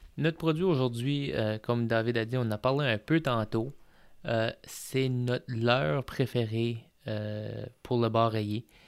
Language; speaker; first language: French; native; French